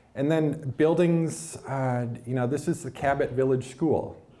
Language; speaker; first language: English; native; English